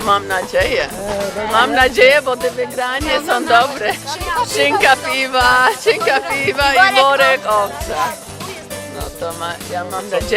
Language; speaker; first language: Polish; non-native, learner; English